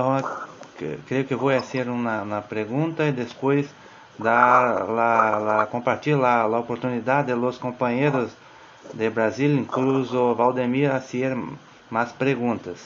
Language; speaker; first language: Spanish; non-native, fluent; Portuguese